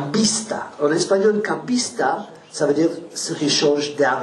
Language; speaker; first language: French; non-native, learner; Spanish